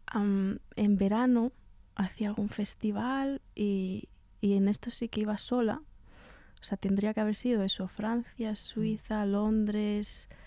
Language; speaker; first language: Spanish; native; Spanish